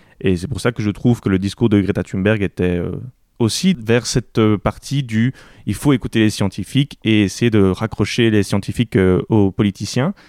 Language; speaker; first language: French; native; French